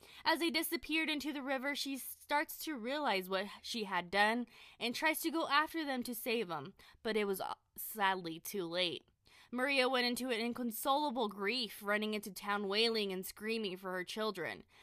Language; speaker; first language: English; early bilingual, other home language; Spanish